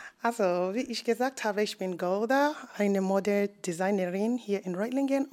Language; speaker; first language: German; non-native, learner; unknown